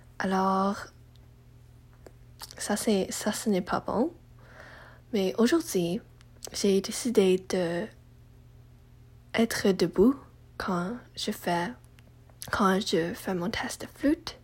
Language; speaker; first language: French; non-native, learner; English